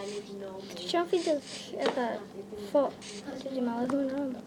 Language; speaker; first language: Welsh; non-native, local second language; English